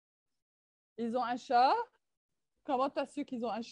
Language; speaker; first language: French; non-native, local second language; Arabic